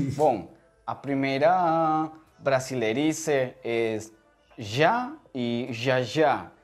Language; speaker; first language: Portuguese; non-native, learner; Spanish